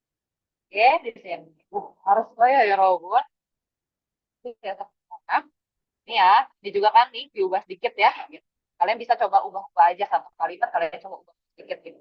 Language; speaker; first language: Indonesian; native; Indonesian